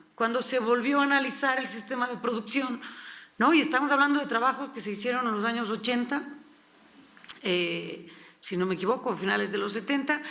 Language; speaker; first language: Spanish; native; Spanish